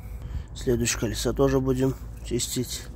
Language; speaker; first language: Russian; non-native, fluent; Uzbek